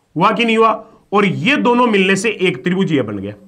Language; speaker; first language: Hindi; native; Hindi